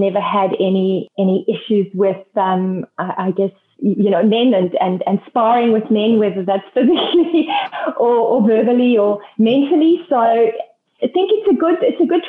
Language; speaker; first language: English; native; English